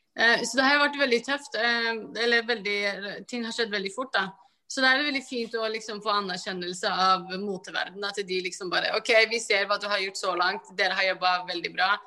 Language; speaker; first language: Norwegian; early bilingual, other home language; Somali